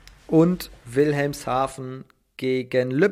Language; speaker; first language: German; native; German